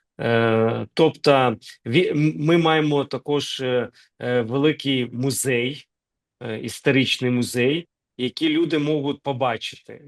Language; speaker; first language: Ukrainian; non-native, local second language; Russian